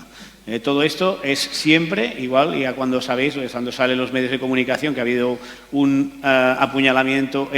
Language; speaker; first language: Spanish; native; Spanish